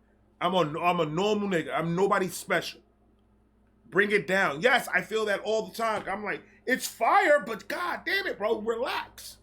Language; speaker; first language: English; native; English